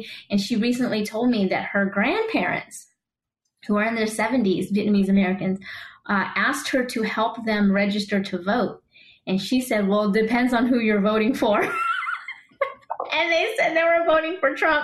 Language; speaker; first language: English; native; English